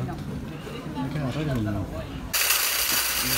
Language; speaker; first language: Spanish; native; Spanish